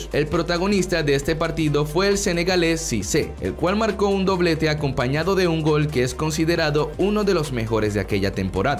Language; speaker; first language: Spanish; native; Spanish